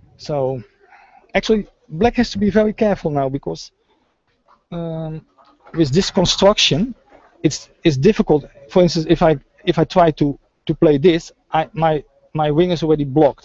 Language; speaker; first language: English; non-native, fluent; Dutch